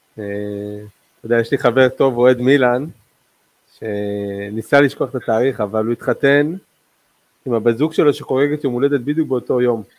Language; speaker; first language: Hebrew; non-native, local second language; Arabic